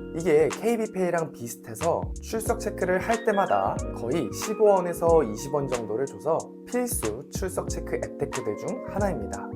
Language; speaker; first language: Korean; native; Korean